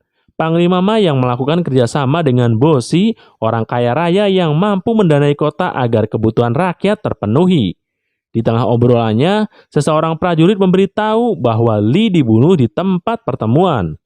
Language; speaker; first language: Indonesian; native; Indonesian